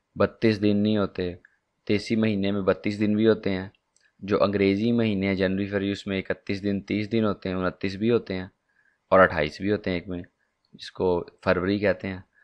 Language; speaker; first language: Urdu; non-native, local second language; Punjabi